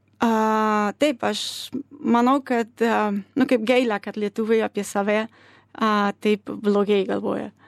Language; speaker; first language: Lithuanian; non-native, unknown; Spanish